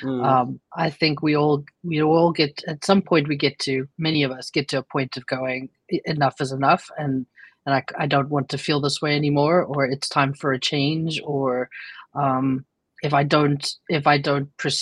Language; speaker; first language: English; native; English